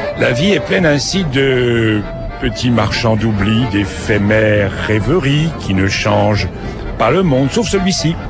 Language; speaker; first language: French; native; French